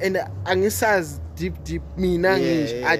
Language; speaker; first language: English; non-native, local second language; North Ndebele